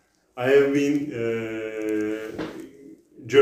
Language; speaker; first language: English; non-native, learner; Turkish